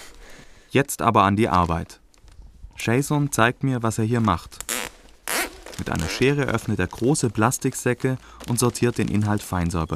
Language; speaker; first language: German; native; German